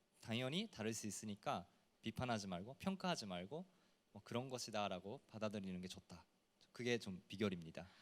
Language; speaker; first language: Korean; non-native, fluent; Japanese